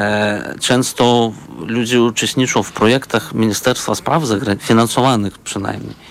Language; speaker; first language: Polish; non-native, fluent; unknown